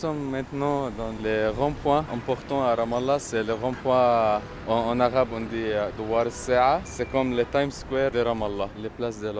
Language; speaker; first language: French; non-native, fluent; Arabic